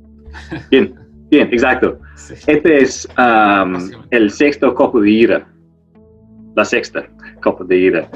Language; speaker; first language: Spanish; non-native, fluent; English